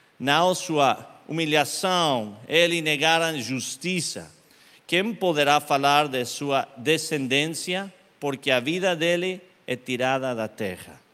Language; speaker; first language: Portuguese; non-native, learner; Spanish